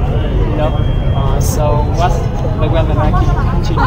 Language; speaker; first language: English; non-native, learner; Vietnamese